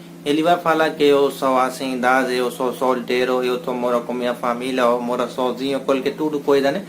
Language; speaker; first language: Portuguese; non-native, learner; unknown